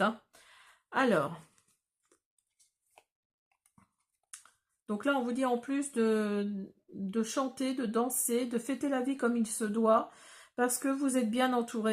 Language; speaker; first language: French; native; French